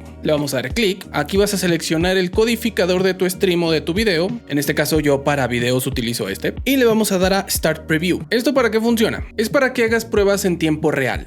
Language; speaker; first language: Spanish; native; Spanish